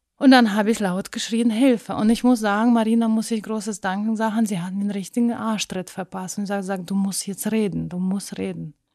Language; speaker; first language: German; non-native, fluent; Ukrainian